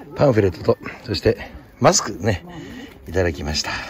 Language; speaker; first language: Japanese; native; Japanese